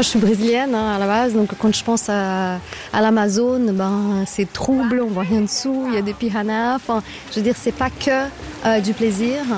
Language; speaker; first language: French; non-native, fluent; Portuguese